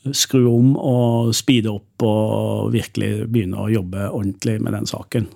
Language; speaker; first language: Norwegian; native; Norwegian